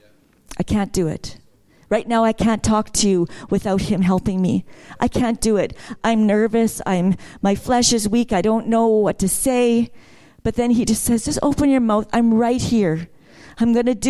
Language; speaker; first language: English; native; English